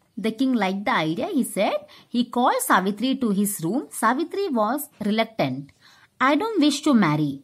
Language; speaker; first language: English; non-native, local second language; Tamil